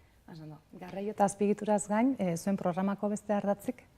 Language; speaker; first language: Basque; native; Basque